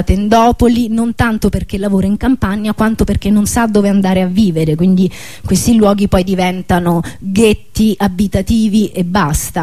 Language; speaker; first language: Italian; native; Italian